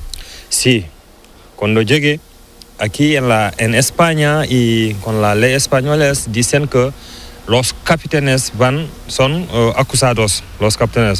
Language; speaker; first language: Spanish; non-native, learner; Fula